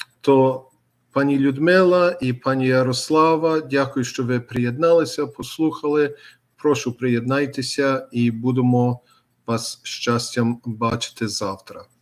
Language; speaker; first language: Ukrainian; early bilingual, heritage; Ukrainian